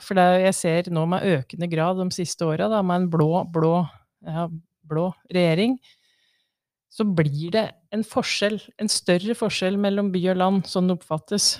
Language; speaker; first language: Norwegian; native; Norwegian